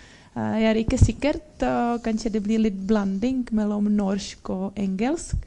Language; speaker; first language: Norwegian; non-native, learner; Czech